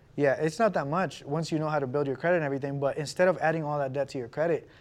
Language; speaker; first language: English; non-native, fluent; Spanish